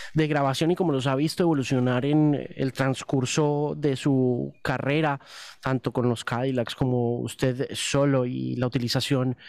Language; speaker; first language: Spanish; native; Spanish